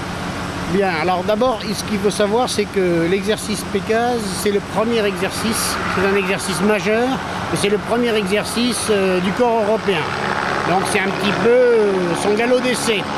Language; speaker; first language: French; native; French